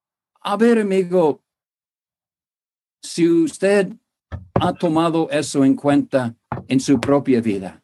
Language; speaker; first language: Spanish; non-native, fluent; English